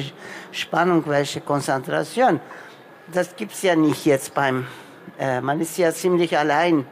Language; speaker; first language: German; non-native, local second language; Turkish